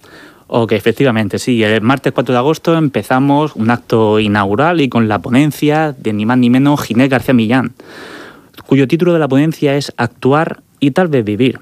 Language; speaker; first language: Spanish; native; Spanish